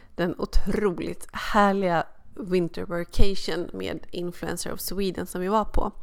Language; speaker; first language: Swedish; native; Swedish